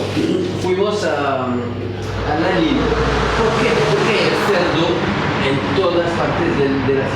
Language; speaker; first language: Spanish; non-native, learner; French